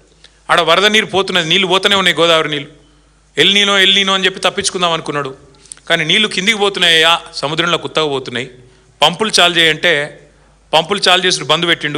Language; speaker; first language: Telugu; native; Telugu